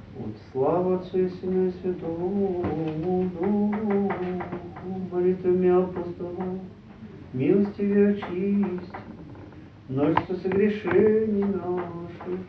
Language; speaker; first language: Russian; native; Russian